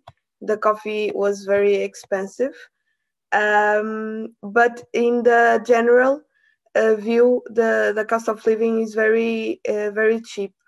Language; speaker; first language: English; non-native, learner; Portuguese